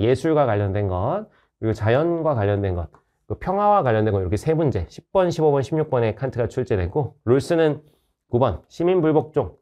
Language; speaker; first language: Korean; native; Korean